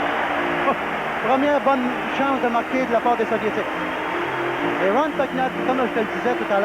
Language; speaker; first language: French; native; French